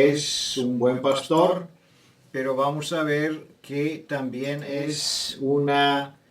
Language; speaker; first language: Spanish; non-native, fluent; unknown